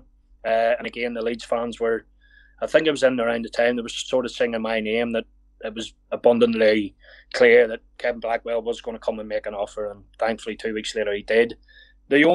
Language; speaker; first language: English; native; English